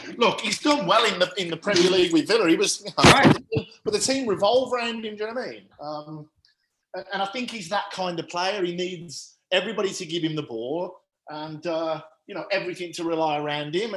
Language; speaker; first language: English; native; English